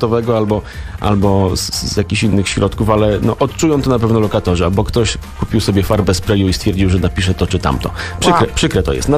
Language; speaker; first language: Polish; native; Polish